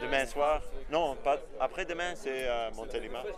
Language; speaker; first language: French; non-native, learner; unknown